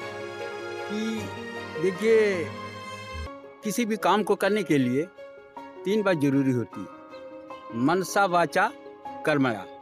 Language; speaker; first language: Hindi; native; Hindi